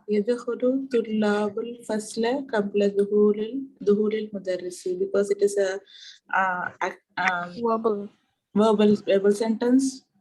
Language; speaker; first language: Arabic; non-native, learner; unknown